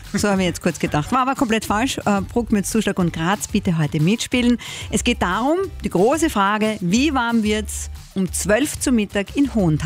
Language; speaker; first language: German; native; German